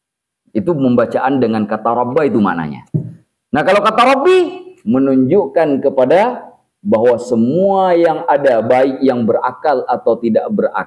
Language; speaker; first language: Indonesian; native; Indonesian